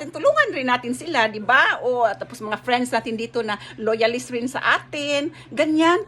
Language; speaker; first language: Filipino; non-native, local second language; Cebuano